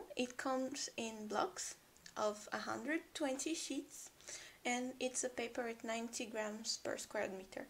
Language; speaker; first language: English; non-native, fluent; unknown